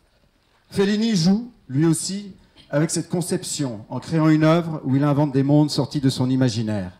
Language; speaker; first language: French; native; French